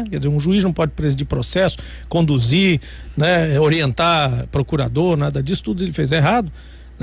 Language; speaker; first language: Portuguese; native; Portuguese